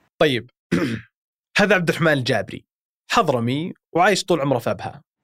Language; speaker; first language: Arabic; native; Arabic